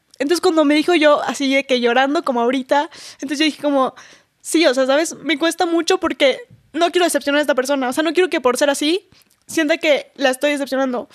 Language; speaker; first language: Spanish; native; Spanish